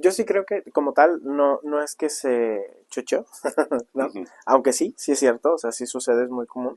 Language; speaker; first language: Spanish; native; Spanish